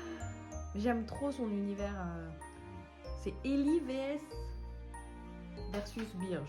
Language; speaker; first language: French; native; French